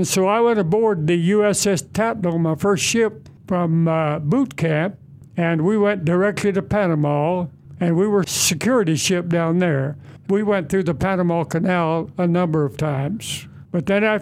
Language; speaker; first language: English; native; English